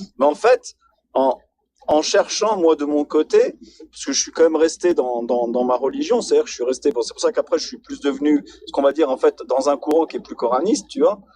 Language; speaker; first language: French; native; French